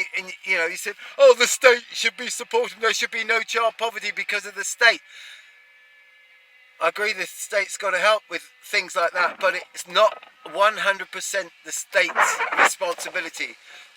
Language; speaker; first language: English; native; English